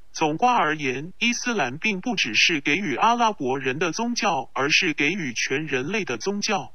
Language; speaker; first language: Chinese; non-native, local second language; Cantonese